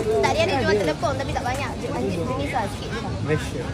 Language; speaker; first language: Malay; non-native, fluent; Vietnamese